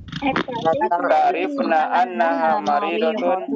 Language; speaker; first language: Arabic; non-native, learner; Indonesian